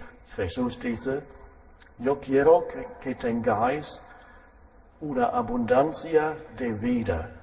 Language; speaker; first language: Spanish; non-native, fluent; German